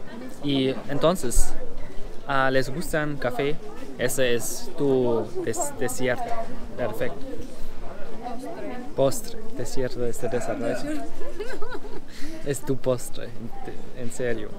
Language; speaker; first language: Spanish; non-native, learner; German